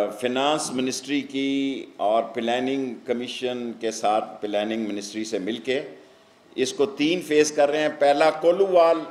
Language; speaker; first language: Urdu; non-native, local second language; Punjabi